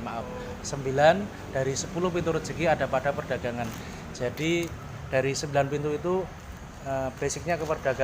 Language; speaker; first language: Indonesian; native; Indonesian